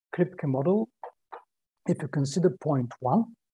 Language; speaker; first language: English; non-native, fluent; Bulgarian